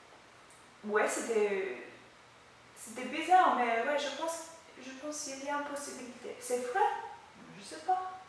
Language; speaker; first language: French; non-native, learner; English